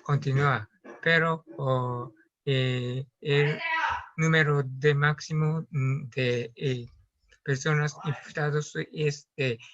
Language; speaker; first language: Spanish; non-native, learner; Japanese